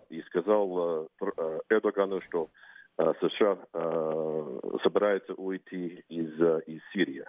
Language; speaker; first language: Russian; non-native, fluent; English